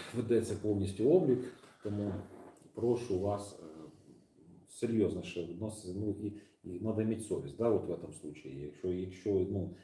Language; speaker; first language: Ukrainian; non-native, local second language; Russian